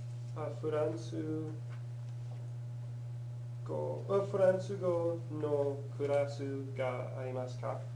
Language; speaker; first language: Japanese; non-native, learner; English